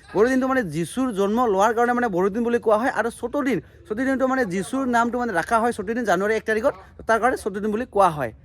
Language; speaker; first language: Assamese; non-native, local second language; Garo